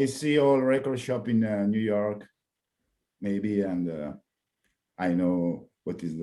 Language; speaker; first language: English; non-native, learner; Italian